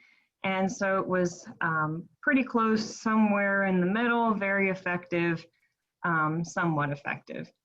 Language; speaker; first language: English; native; English